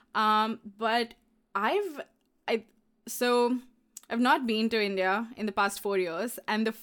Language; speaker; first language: English; non-native, local second language; Hindi